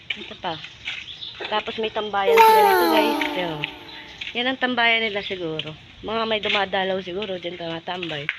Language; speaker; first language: Filipino; native; Filipino